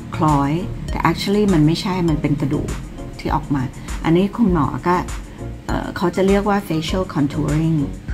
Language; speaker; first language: Thai; early bilingual, other home language; English